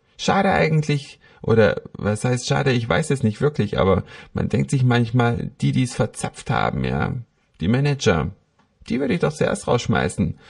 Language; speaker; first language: German; native; German